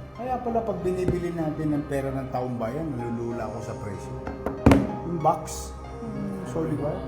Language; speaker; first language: Filipino; native; Filipino